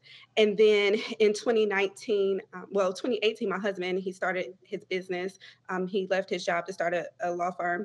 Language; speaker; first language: English; native; English